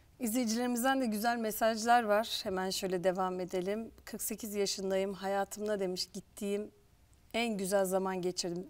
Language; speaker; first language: Turkish; native; Turkish